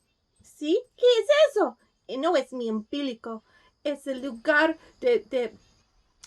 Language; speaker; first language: Spanish; non-native, learner; English